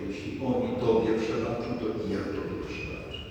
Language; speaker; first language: Polish; native; Polish